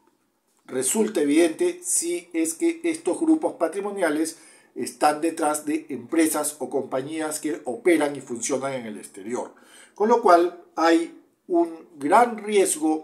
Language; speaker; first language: Spanish; native; Spanish